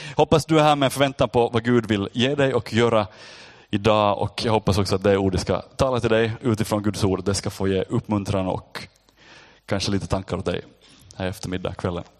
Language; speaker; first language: Swedish; native; Swedish